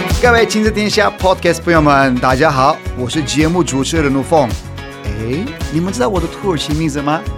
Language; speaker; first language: Chinese; non-native, fluent; Turkish